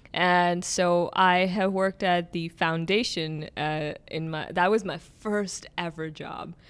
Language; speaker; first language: English; early bilingual, other home language; Arabic